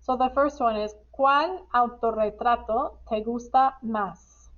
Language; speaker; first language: Spanish; non-native, fluent; English